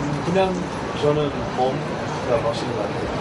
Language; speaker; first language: Korean; early bilingual, heritage; Japanese